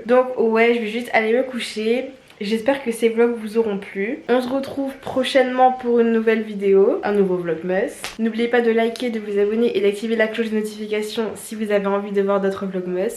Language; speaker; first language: French; native; French